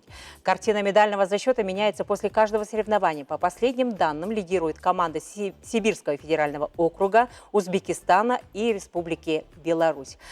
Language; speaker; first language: Russian; native; Russian